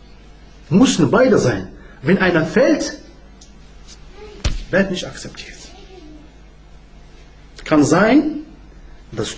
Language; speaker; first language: German; non-native, learner; Arabic